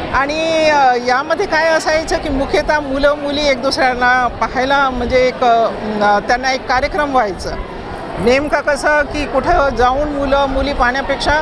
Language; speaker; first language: Marathi; non-native, local second language; Lambadi